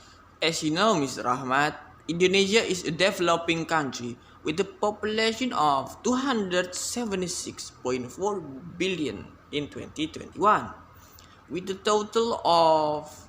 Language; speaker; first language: English; non-native, learner; Indonesian